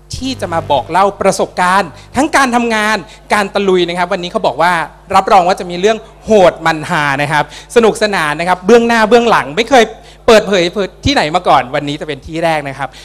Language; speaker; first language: Thai; native; Thai